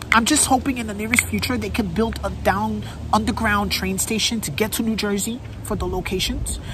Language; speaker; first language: English; native; English